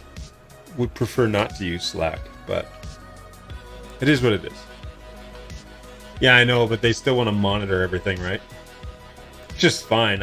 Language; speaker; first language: English; native; English